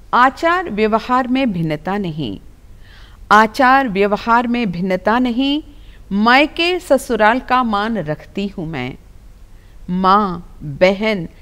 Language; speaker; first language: Hindi; non-native, local second language; Telugu